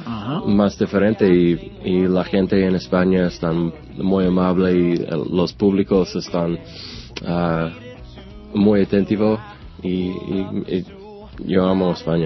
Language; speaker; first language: Spanish; non-native, learner; English